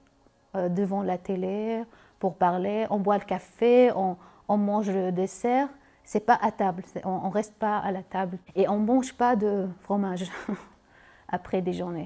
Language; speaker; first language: French; non-native, learner; Arabic